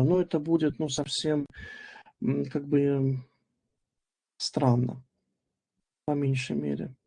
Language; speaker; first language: Russian; native; Russian